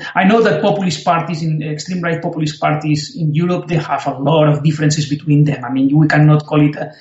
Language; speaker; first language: English; non-native, fluent; Spanish